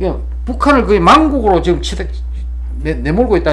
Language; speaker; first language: Korean; native; Korean